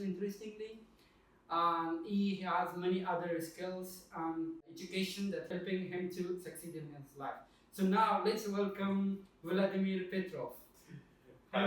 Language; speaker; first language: English; non-native, fluent; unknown